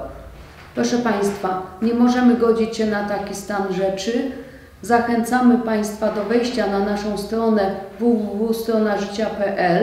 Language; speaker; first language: Polish; native; Polish